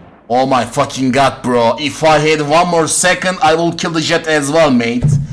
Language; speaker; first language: English; non-native, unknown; Turkish